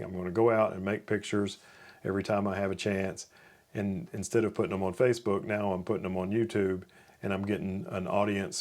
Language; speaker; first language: English; native; English